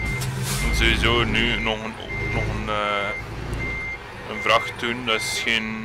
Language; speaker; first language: Dutch; native; Dutch